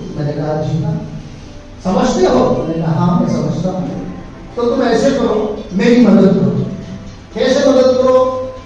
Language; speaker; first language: Urdu; native; Urdu